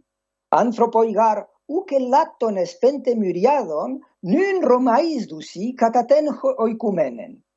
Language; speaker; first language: Greek; non-native, fluent; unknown